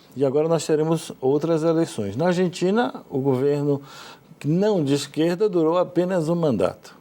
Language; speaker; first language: Portuguese; native; Portuguese